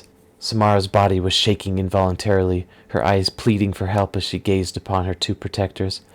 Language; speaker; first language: English; native; English